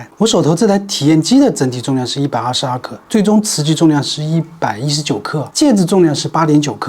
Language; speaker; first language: Chinese; native; Chinese